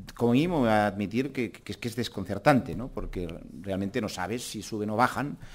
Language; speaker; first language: Spanish; non-native, local second language; Catalan